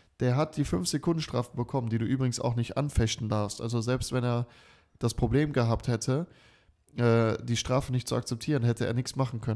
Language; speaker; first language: German; native; German